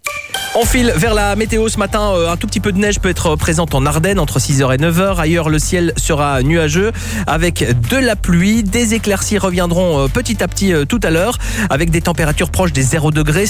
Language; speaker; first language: French; native; French